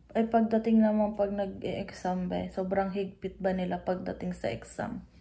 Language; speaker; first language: Filipino; native; Filipino